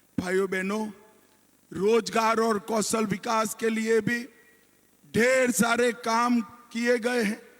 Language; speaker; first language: Hindi; non-native, local second language; Gujarati